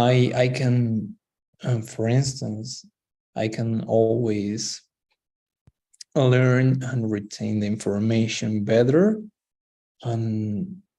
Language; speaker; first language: English; non-native, fluent; Spanish